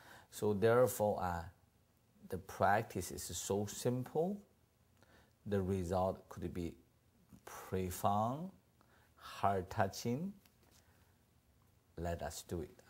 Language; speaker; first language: English; non-native, fluent; Chinese